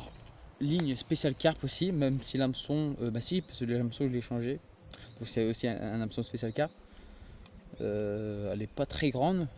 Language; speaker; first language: French; native; French